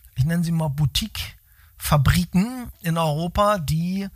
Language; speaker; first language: German; native; German